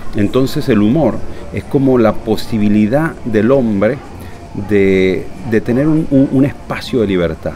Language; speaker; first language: Spanish; native; Spanish